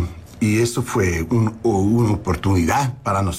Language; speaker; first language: Spanish; non-native, learner; English